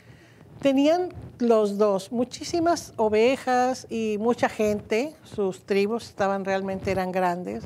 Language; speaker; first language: Spanish; native; Spanish